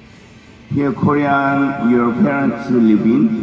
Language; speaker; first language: English; non-native, learner; Korean